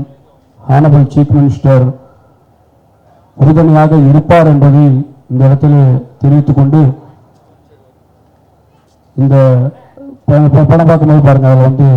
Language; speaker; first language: Tamil; native; Tamil